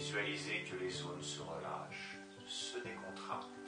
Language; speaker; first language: French; native; French